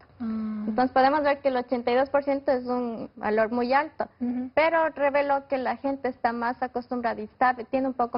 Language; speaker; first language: Spanish; native; Spanish